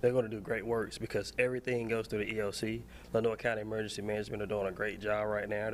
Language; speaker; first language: English; native; English